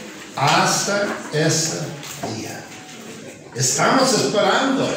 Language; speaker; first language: Spanish; non-native, fluent; English